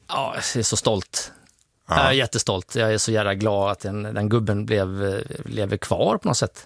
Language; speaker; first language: Swedish; native; Swedish